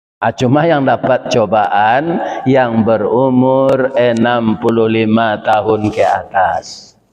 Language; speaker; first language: Malay; non-native, local second language; Minangkabau